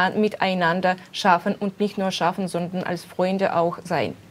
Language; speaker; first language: German; non-native, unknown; Russian